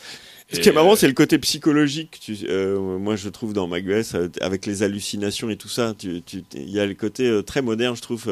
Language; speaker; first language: French; native; French